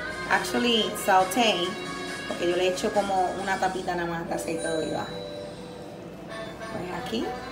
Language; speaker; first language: Spanish; early bilingual, heritage; Spanish